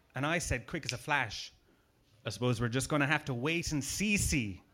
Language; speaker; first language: English; native; English